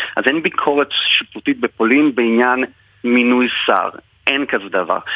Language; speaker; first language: Hebrew; non-native, fluent; Polish